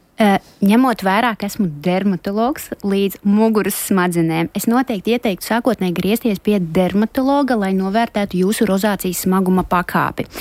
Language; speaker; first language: Latvian; non-native, local second language; Russian